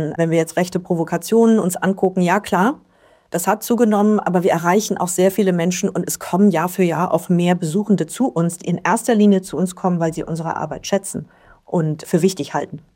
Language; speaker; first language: German; native; German